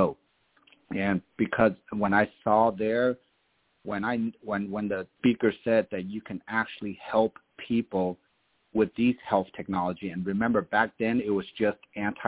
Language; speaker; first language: English; early bilingual, other home language; German